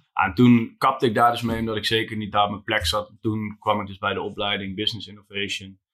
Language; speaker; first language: Dutch; native; Dutch